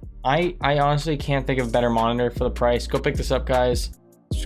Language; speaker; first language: English; native; English